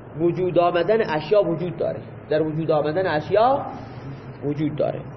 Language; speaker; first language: Persian; non-native, local second language; Baluchi